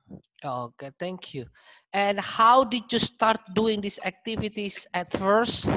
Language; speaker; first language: English; non-native, learner; Indonesian